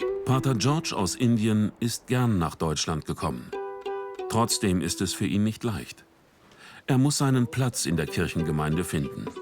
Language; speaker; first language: German; native; German